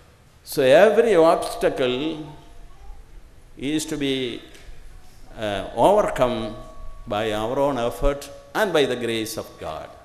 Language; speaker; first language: English; non-native, local second language; Malayalam